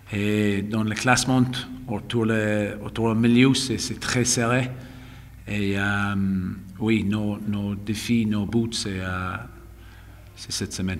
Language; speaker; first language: French; non-native, fluent; English